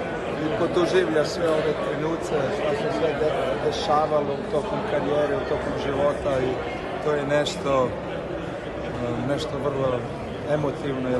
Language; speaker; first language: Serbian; early bilingual, heritage; Slovenian